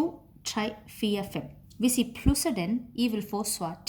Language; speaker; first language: Danish; non-native, fluent; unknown